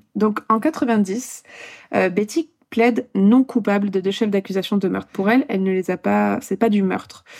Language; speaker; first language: French; non-native, fluent; Polish